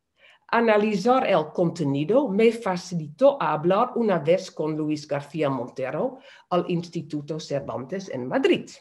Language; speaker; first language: Spanish; non-native, fluent; Dutch